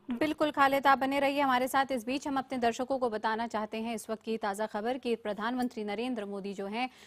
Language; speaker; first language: Hindi; native; Hindi